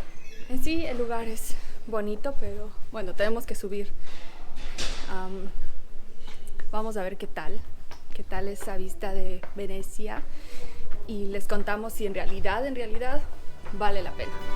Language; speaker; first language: Spanish; non-native, fluent; German